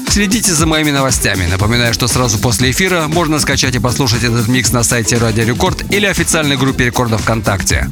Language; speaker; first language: Russian; native; Russian